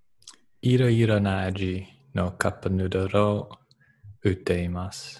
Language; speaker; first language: Japanese; non-native, learner; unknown